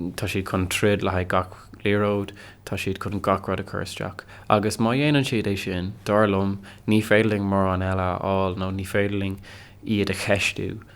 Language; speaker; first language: Irish; non-native, local second language; English